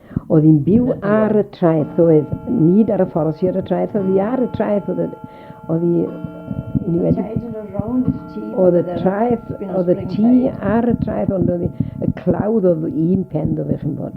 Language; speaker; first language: Welsh; native; Welsh